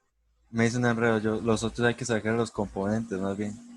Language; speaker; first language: Spanish; native; Spanish